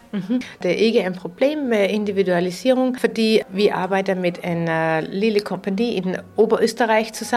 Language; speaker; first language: Danish; non-native, learner; German